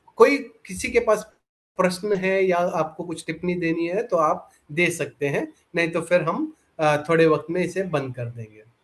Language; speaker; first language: Hindi; non-native, local second language; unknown